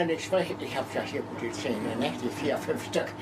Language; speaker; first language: German; non-native, learner; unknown